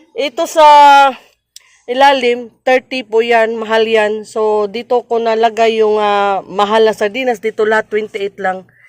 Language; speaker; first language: Filipino; non-native, local second language; Cebuano